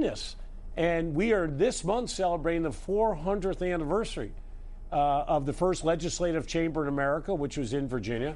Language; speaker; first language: English; native; English